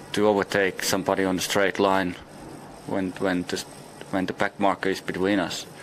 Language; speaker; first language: English; non-native, fluent; Finnish